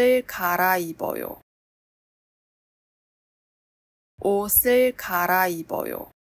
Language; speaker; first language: Korean; non-native, fluent; Chinese